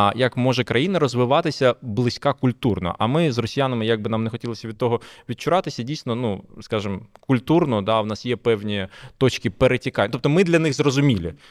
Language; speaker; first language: Ukrainian; non-native, local second language; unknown